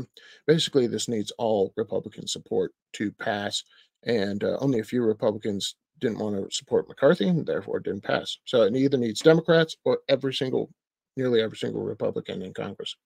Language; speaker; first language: English; native; English